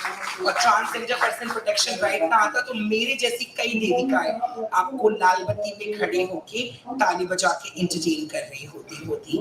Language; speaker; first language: Hindi; native; Hindi